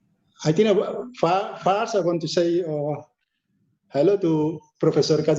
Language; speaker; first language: English; non-native, learner; Indonesian